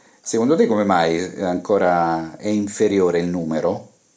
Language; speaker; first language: Italian; native; Italian